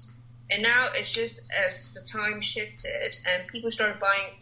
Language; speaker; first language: English; non-native, local second language; Cantonese